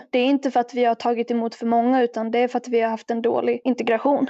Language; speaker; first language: Swedish; native; Swedish